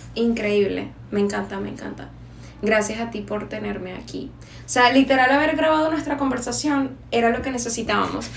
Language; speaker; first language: Spanish; native; Spanish